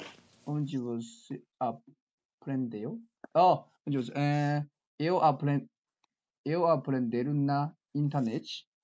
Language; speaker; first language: Portuguese; non-native, learner; Chinese